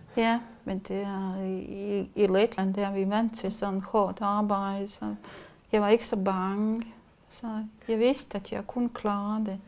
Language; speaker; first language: Danish; non-native, learner; Latvian